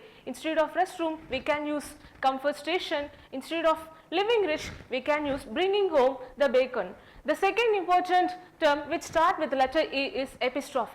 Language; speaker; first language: English; non-native, local second language; Tamil